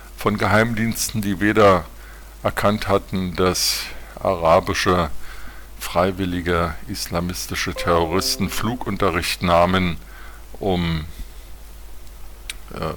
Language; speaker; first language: German; native; German